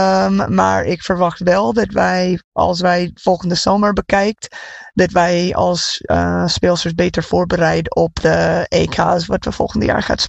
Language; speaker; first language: Dutch; non-native, fluent; English